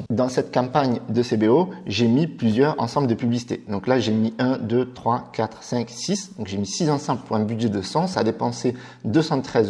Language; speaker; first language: French; native; French